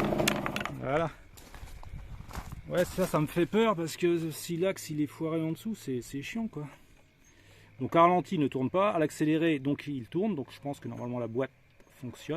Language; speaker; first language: French; native; French